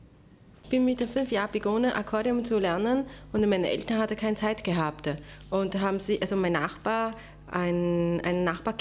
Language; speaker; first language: German; non-native, learner; Chinese